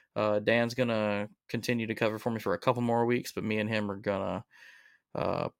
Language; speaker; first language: English; native; English